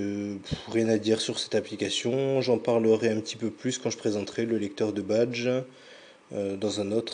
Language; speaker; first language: French; native; French